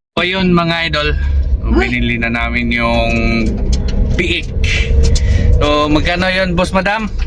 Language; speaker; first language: Filipino; non-native, local second language; Cebuano